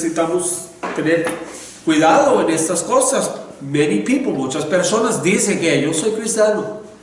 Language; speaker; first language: Spanish; non-native, learner; English